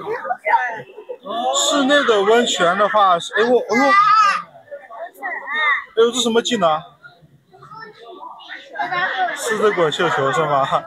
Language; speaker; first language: Chinese; native; Chinese